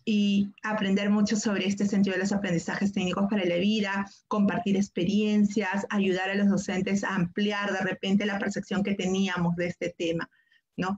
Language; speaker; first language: Spanish; native; Spanish